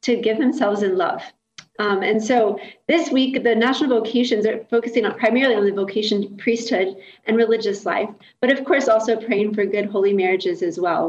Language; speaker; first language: English; native; English